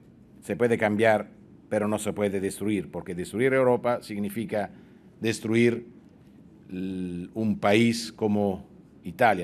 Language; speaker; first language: Spanish; non-native, fluent; Italian